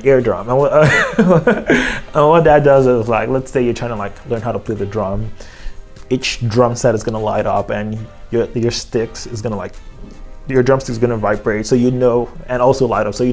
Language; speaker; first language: English; non-native, local second language; Yoruba